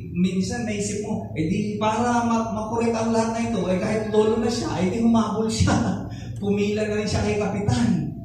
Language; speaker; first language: Filipino; native; Filipino